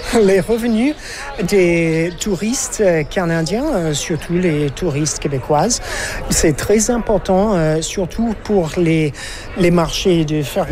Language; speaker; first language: French; non-native, fluent; English